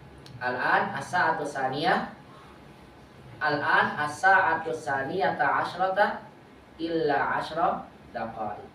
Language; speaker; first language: Arabic; non-native, learner; Indonesian